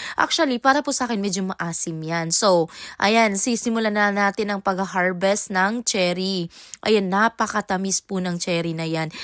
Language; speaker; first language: Filipino; non-native, local second language; Cebuano